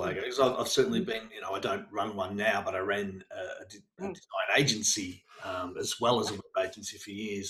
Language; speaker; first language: English; native; English